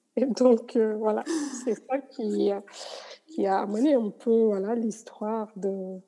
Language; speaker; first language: French; non-native, local second language; Wolof